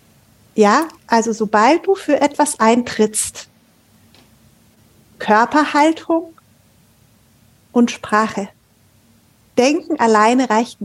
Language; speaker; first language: German; native; German